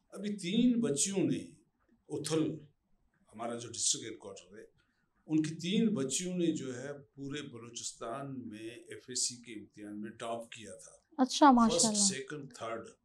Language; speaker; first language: Urdu; native; Urdu